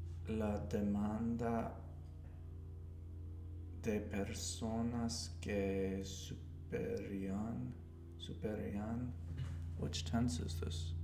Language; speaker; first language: Spanish; non-native, learner; English